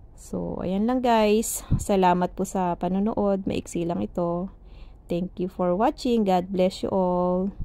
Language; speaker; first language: Filipino; native; Filipino